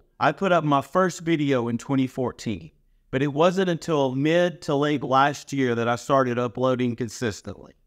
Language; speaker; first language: English; native; English